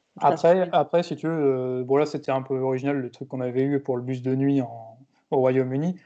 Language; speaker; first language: French; native; French